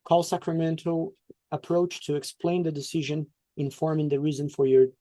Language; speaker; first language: English; non-native, fluent; Portuguese